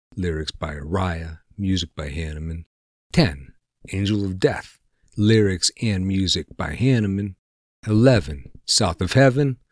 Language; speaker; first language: English; native; English